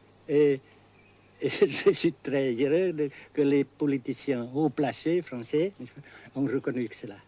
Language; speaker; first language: French; non-native, local second language; Vietnamese